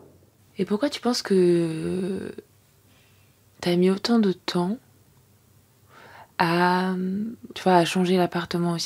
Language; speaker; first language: French; native; French